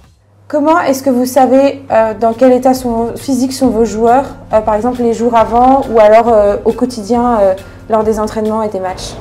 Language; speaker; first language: French; native; French